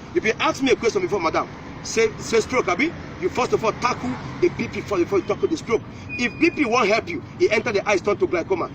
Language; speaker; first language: Nigerian Pidgin; non-native, local second language; Yoruba